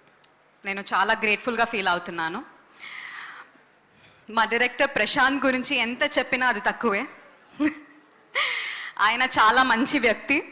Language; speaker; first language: Telugu; non-native, fluent; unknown